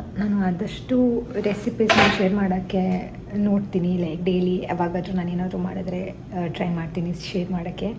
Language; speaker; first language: Kannada; non-native, local second language; Konkani